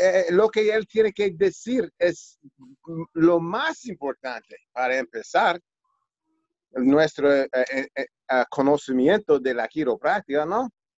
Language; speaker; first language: Spanish; non-native, learner; English